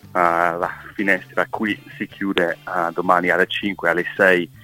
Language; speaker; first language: Italian; non-native, fluent; English